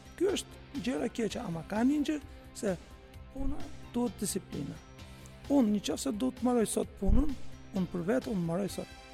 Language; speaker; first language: Albanian; non-native, fluent; Turkish